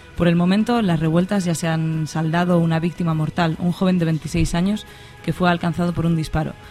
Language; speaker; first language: Spanish; native; Spanish